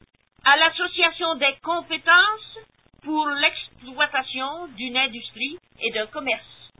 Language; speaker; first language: French; native; French